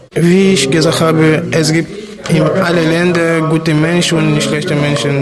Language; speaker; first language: German; non-native, learner; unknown